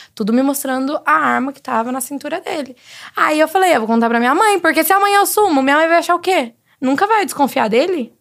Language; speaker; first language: Portuguese; native; Portuguese